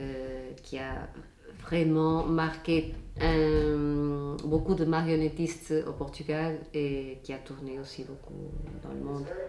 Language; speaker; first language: French; non-native, fluent; Portuguese